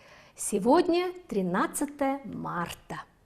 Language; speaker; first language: Russian; non-native, fluent; Mongolian